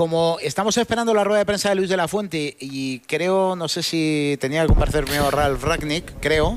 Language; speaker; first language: Spanish; native; Spanish